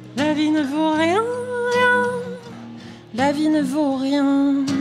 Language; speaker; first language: French; native; French